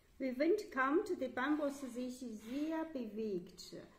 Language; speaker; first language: German; non-native, learner; Chinese